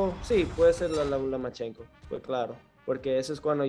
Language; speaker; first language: Spanish; early bilingual, heritage; Spanish